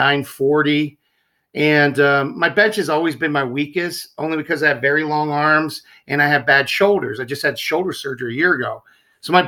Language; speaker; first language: English; native; English